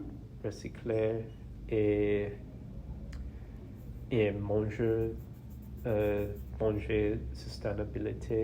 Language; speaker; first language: French; non-native, learner; English